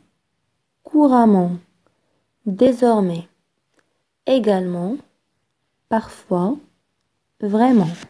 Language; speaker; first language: French; non-native, local second language; Arabic